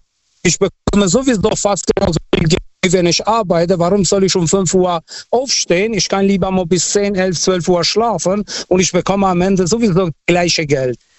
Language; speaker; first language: German; non-native, fluent; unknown